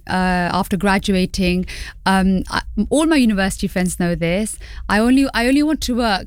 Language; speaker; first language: English; native; English